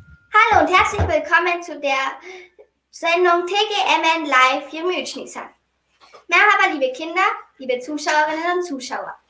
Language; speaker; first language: German; early bilingual, other home language; Turkish